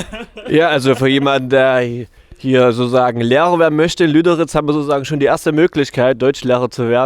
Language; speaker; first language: German; native; German